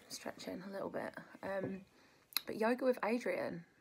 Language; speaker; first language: English; native; English